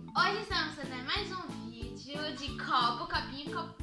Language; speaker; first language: Portuguese; early bilingual, heritage; Portuguese